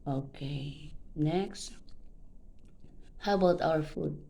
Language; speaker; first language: English; non-native, local second language; Filipino